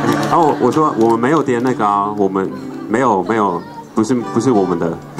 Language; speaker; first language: Chinese; non-native, fluent; English